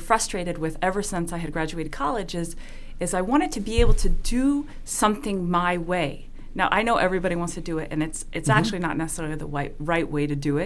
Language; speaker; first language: English; non-native, fluent; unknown